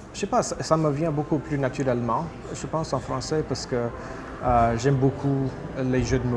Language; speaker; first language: French; non-native, local second language; English